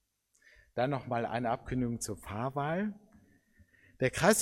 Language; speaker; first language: German; native; German